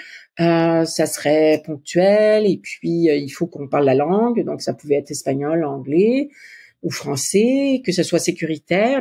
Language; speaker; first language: French; native; French